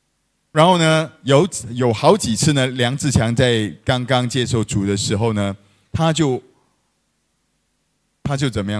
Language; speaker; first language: Chinese; native; Chinese